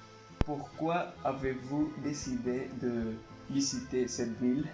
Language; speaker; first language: French; non-native, learner; Spanish